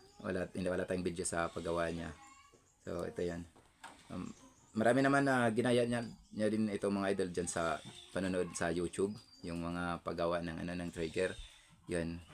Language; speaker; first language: Filipino; non-native, local second language; Hiligaynon